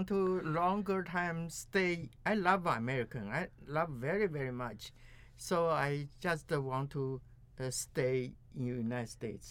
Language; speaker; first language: English; non-native, learner; Chinese